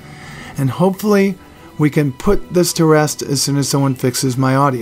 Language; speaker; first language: English; native; English